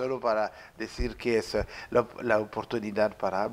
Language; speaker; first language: Spanish; non-native, learner; French